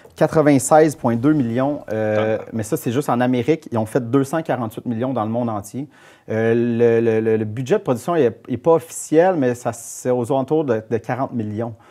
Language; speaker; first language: French; native; French